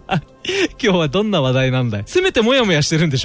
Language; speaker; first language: Japanese; native; Japanese